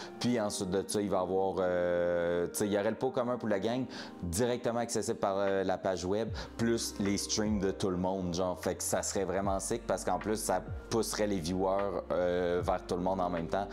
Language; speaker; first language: French; native; French